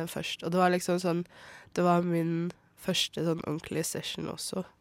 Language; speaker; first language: Norwegian; native; Norwegian